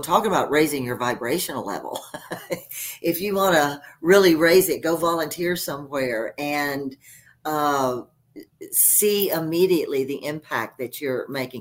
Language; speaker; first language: English; native; English